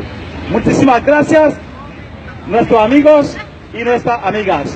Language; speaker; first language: Spanish; non-native, fluent; Haitian Creole